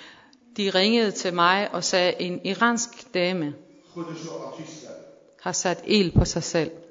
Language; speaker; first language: Danish; non-native, fluent; Persian